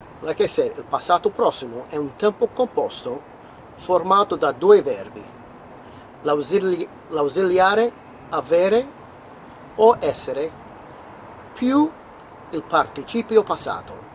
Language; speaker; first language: Italian; non-native, fluent; English